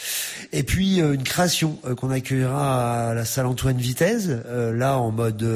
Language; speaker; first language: French; native; French